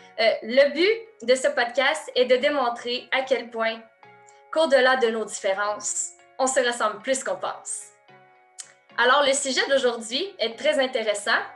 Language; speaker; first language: French; native; French